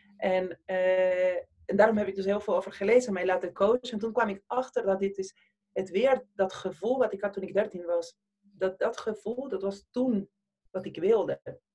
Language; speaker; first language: Dutch; non-native, fluent; Spanish